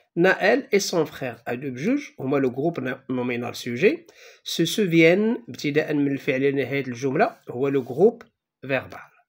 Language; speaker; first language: French; non-native, local second language; Arabic